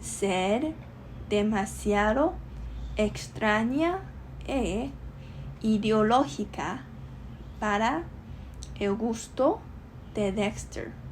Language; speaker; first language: Spanish; non-native, learner; Chinese